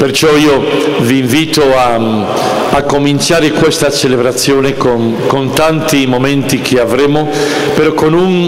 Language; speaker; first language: Italian; non-native, fluent; Spanish